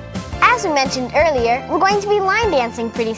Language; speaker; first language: English; native; English